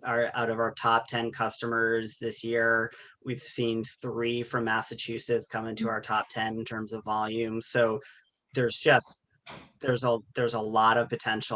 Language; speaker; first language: English; native; English